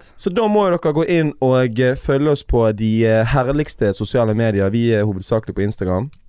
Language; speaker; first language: Norwegian; native; Norwegian